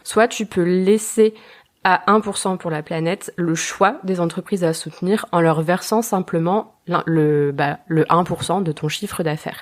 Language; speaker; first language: French; native; French